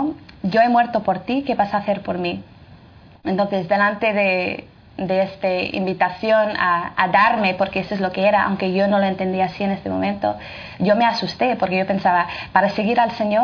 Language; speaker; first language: Spanish; non-native, fluent; French